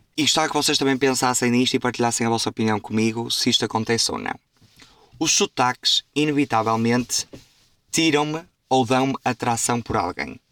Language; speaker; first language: Portuguese; native; Portuguese